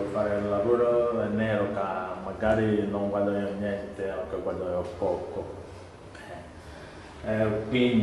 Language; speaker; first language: Italian; non-native, learner; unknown